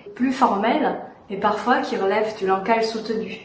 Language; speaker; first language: French; non-native, fluent; Chinese